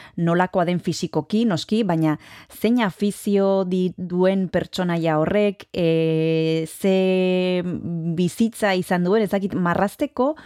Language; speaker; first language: Basque; native; Basque